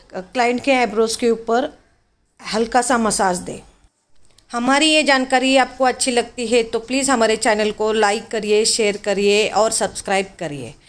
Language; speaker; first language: Hindi; non-native, local second language; Marathi